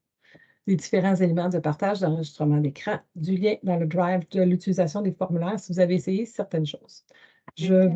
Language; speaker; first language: French; native; French